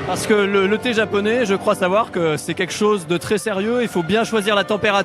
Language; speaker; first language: French; native; French